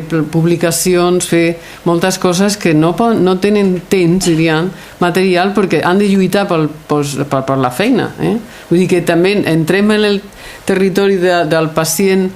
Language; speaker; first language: Catalan; native; Catalan